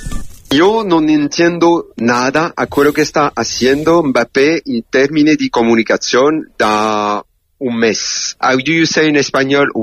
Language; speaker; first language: Spanish; non-native, learner; French